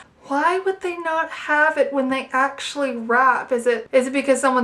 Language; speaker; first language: English; native; English